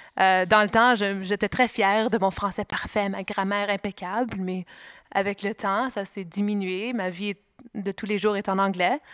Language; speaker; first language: French; native; French